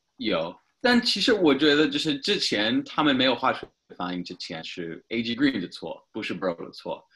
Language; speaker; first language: Chinese; non-native, fluent; English